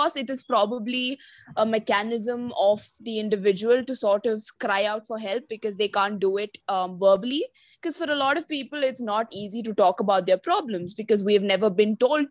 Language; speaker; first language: English; non-native, local second language; Malayalam